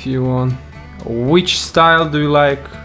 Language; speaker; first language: English; non-native, learner; Russian